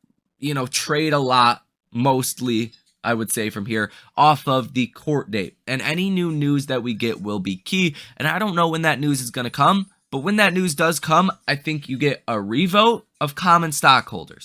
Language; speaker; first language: English; native; English